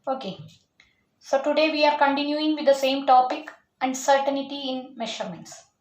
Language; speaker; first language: English; non-native, local second language; Malayalam